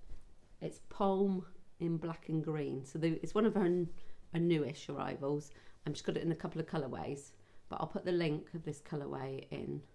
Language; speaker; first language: English; native; English